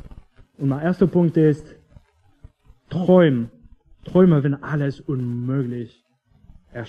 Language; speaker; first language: German; non-native, fluent; English